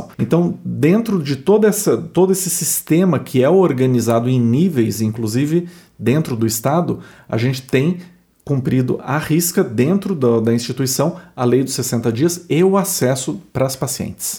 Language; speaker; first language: Portuguese; native; Portuguese